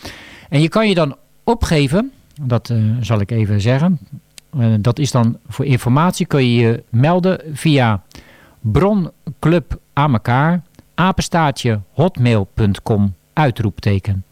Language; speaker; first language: Dutch; native; Dutch